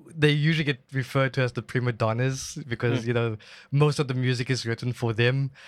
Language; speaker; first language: English; native; English